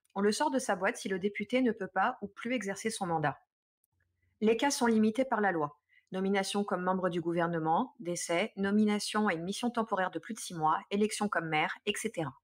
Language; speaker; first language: French; native; French